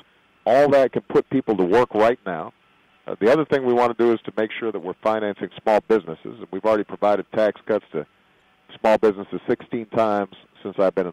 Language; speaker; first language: English; native; English